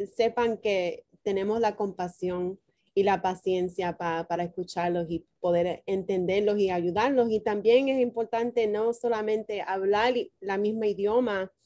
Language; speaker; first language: Spanish; early bilingual, heritage; Spanish